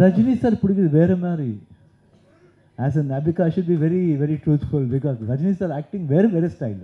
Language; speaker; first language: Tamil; non-native, local second language; Kannada